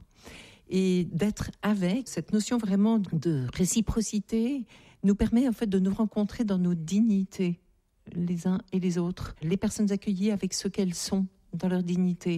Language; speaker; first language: French; native; French